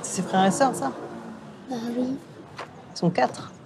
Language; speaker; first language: French; native; French